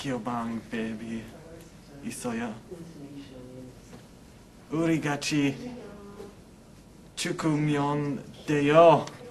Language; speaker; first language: Korean; non-native, learner; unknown